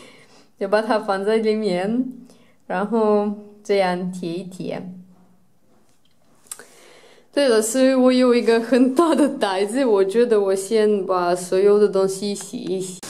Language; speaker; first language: Chinese; non-native, fluent; Russian